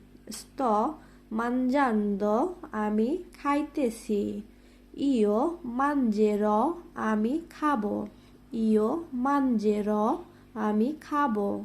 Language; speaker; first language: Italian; non-native, fluent; Bangla